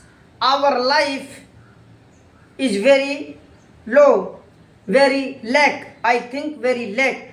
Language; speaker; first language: English; non-native, learner; Hindi